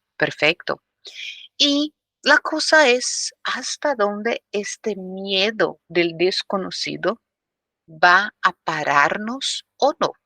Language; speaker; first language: Spanish; non-native, fluent; Portuguese